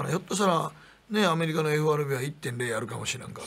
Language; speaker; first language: Japanese; native; Japanese